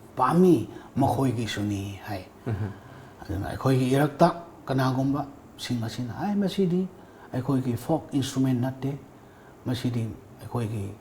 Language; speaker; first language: Manipuri; non-native, local second language; Rongmei Naga